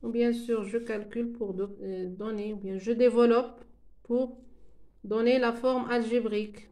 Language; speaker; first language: French; non-native, local second language; Arabic